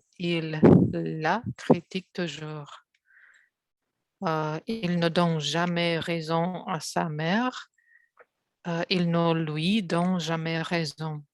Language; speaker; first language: French; non-native, learner; Russian